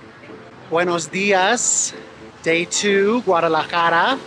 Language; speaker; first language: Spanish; non-native, learner; English